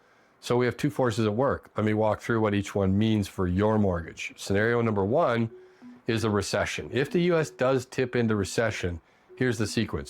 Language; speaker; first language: English; native; English